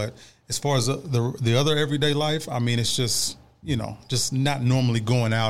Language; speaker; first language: English; native; English